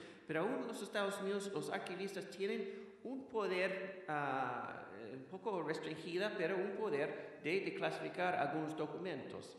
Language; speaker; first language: Spanish; non-native, fluent; English